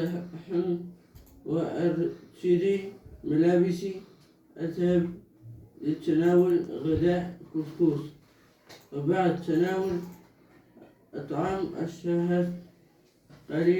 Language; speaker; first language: Arabic; early bilingual, heritage; Arabic